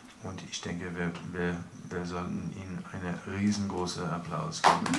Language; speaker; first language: German; non-native, fluent; English